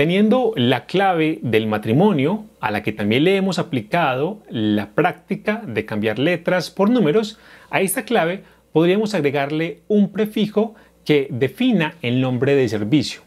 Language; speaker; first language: Spanish; native; Spanish